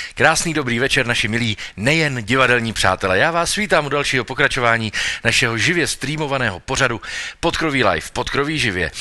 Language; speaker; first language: Czech; native; Czech